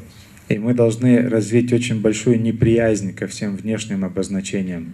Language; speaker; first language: Russian; native; Russian